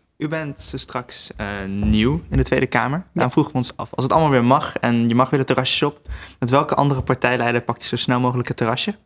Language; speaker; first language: Dutch; native; Dutch